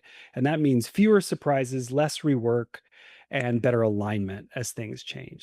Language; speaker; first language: English; native; English